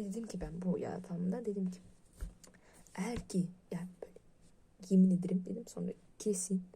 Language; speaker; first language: Turkish; non-native, learner; Russian